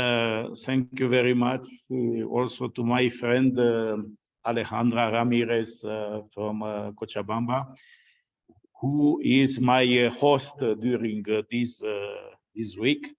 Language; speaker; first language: English; non-native, fluent; Romanian